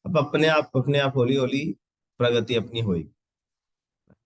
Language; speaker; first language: Hindi; non-native, local second language; Punjabi